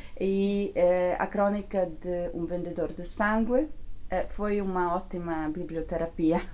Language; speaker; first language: Portuguese; non-native, fluent; Italian